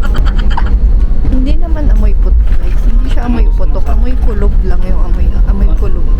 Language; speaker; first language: Filipino; native; Filipino